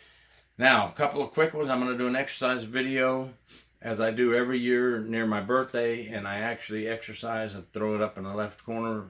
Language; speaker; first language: English; native; English